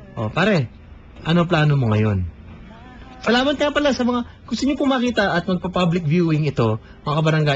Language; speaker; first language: Filipino; native; Filipino